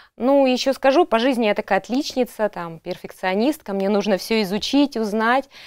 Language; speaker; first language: Russian; native; Russian